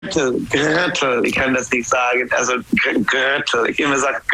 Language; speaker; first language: German; non-native, learner; English